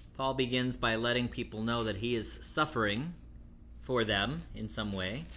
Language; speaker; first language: English; native; English